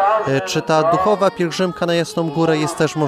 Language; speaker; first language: Polish; native; Polish